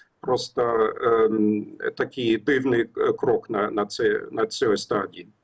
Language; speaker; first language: Ukrainian; non-native, learner; German